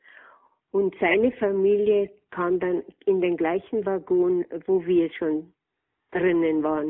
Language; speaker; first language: German; native; German